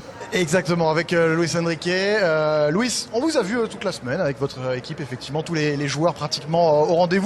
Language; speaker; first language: French; native; French